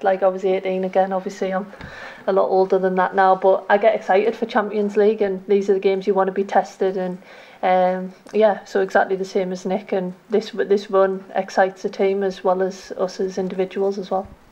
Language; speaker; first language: English; native; English